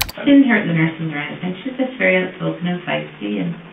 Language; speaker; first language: English; native; English